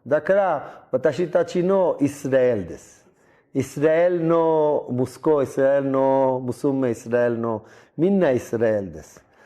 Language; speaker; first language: Japanese; non-native, learner; Hebrew